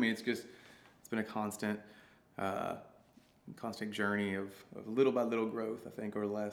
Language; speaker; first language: English; native; English